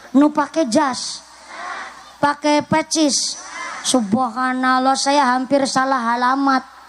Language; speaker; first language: Indonesian; non-native, local second language; Javanese